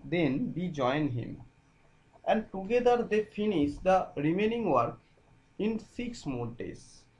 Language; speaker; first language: English; non-native, local second language; Bangla